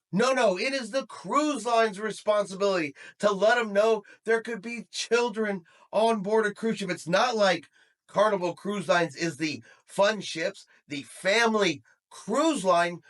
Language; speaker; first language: English; native; English